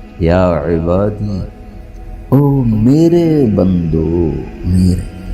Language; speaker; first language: Urdu; non-native, local second language; Punjabi